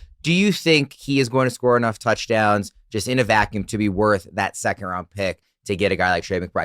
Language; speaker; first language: English; native; English